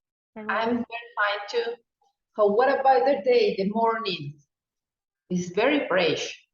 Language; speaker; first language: English; non-native, fluent; Spanish